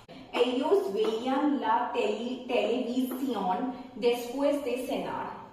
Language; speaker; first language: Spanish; non-native, fluent; Hindi